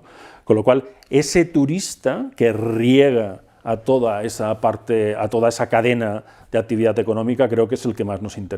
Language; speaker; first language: Spanish; native; Spanish